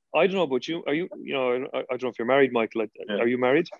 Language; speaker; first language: English; native; English